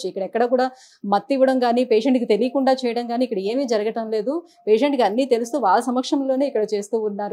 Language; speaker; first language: Telugu; native; Telugu